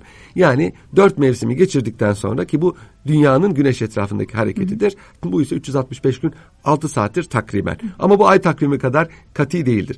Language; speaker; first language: Turkish; native; Turkish